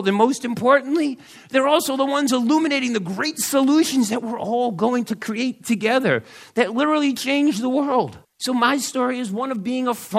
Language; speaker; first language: English; native; English